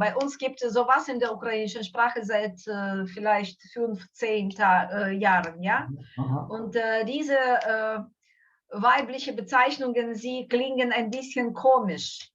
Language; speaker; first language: German; non-native, fluent; Ukrainian